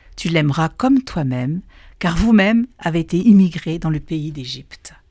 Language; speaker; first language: French; native; French